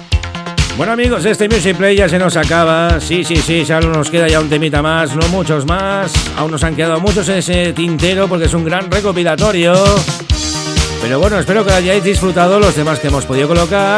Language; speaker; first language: Spanish; native; Spanish